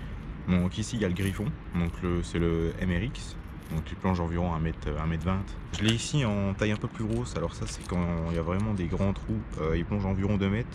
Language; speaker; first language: French; native; French